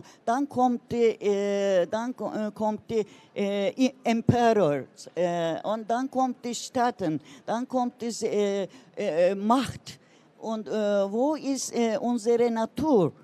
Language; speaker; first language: German; non-native, learner; Turkish